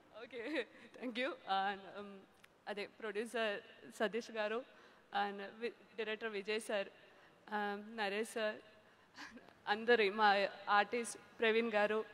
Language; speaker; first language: Telugu; non-native, learner; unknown